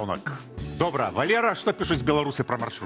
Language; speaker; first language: Belarusian; native; Belarusian